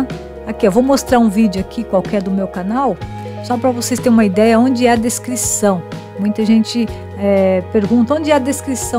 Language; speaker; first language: Portuguese; native; Portuguese